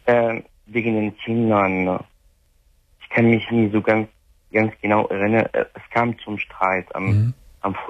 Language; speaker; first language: German; non-native, fluent; Arabic